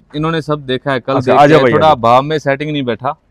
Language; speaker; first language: Hindi; native; Hindi